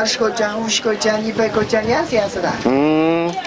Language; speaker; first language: Chinese; non-native, local second language; Uyghur